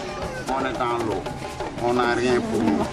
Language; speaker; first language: French; non-native, learner; Wolof